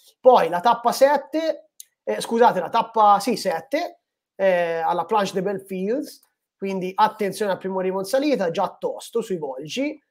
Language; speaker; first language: Italian; native; Italian